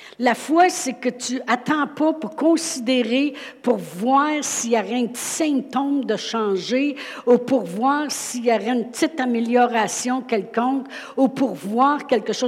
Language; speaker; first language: French; native; French